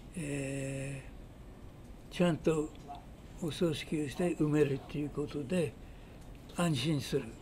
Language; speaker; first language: Japanese; non-native, fluent; English